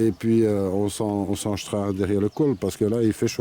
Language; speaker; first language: French; native; French